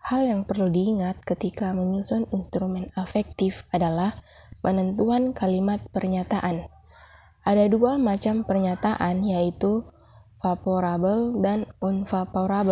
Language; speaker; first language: Indonesian; native; Indonesian